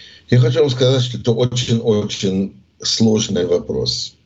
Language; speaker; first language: Ukrainian; non-native, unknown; English